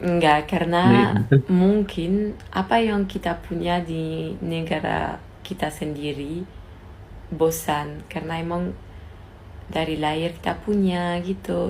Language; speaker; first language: Indonesian; non-native, fluent; French